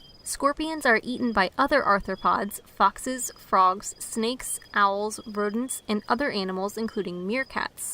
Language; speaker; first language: English; native; English